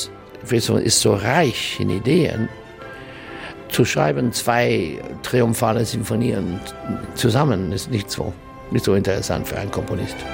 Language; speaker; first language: German; non-native, learner; English